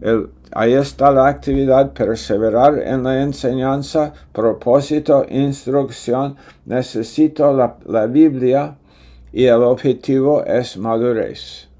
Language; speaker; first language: Spanish; non-native, fluent; English